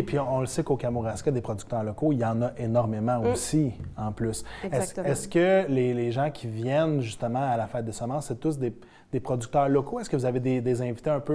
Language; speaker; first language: French; native; French